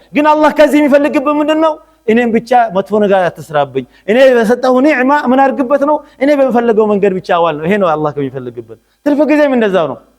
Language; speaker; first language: Amharic; non-native, local second language; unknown